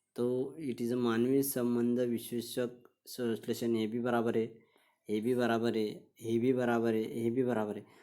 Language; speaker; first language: Hindi; non-native, local second language; Marathi